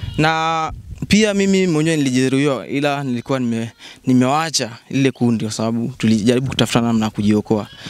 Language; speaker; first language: Swahili; non-native, local second language; Masai